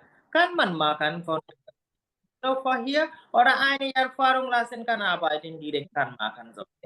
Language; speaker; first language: German; non-native, learner; Bangla